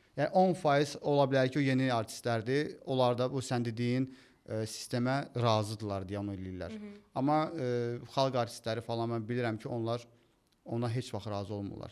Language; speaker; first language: Azerbaijani; native; Azerbaijani